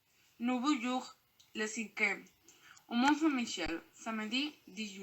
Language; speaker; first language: French; non-native, learner; Spanish